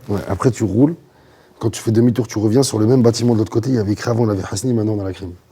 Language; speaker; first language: French; native; French